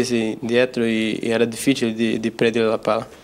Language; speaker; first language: Italian; non-native, learner; Portuguese